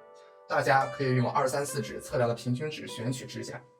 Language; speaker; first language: Chinese; native; Chinese